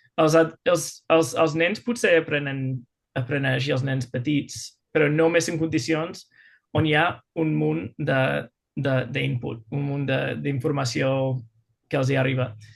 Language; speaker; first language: Catalan; non-native, fluent; English